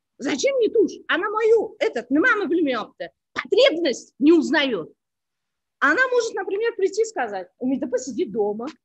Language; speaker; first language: Russian; non-native, local second language; Uzbek